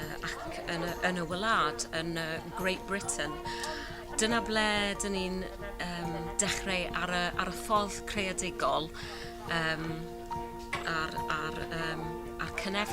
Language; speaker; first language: Welsh; non-native, learner; English